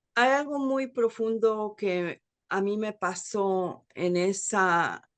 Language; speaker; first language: Spanish; early bilingual, heritage; Spanish